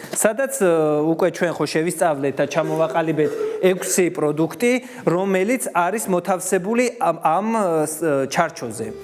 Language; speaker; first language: Georgian; native; Georgian